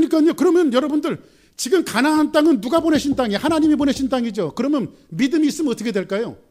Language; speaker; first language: Korean; native; Korean